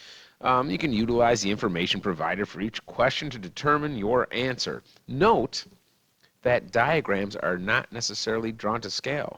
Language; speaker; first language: English; native; English